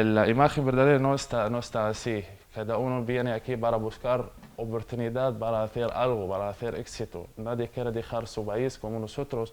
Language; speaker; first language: Spanish; non-native, learner; Arabic